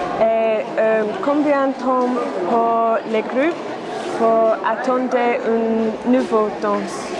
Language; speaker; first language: French; non-native, learner; English